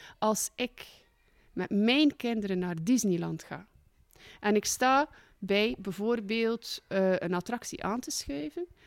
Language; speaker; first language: Dutch; native; Dutch